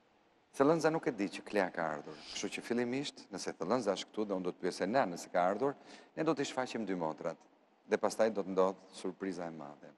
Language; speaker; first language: Albanian; native; Albanian